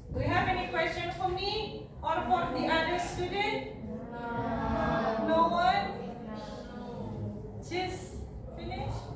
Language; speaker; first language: English; non-native, fluent; Indonesian